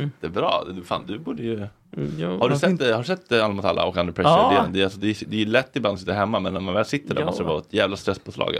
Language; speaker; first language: Swedish; native; Swedish